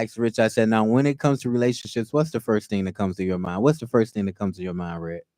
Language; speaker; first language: English; native; English